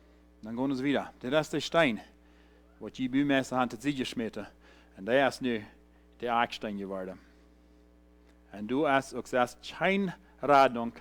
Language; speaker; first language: German; early bilingual, heritage; Plautdietsch